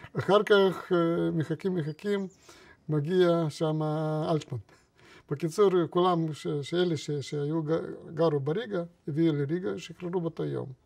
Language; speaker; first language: Hebrew; non-native, fluent; Russian